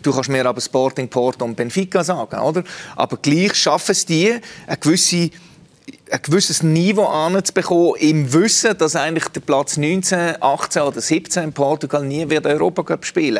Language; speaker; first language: German; native; German